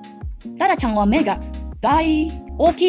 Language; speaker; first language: Japanese; non-native, learner; English